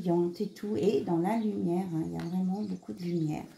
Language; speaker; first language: French; native; French